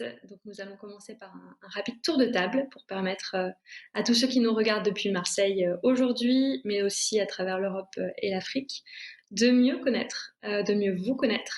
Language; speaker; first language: French; native; French